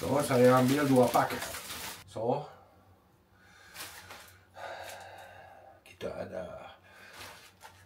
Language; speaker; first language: Indonesian; non-native, learner; French